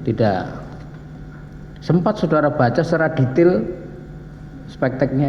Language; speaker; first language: Indonesian; native; Indonesian